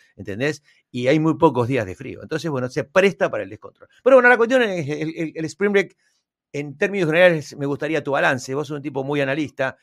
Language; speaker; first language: Spanish; native; Spanish